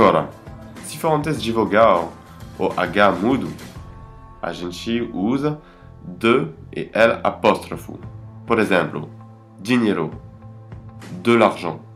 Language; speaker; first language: Portuguese; non-native, fluent; French